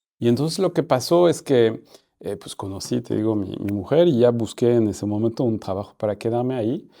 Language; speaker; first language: Spanish; non-native, fluent; French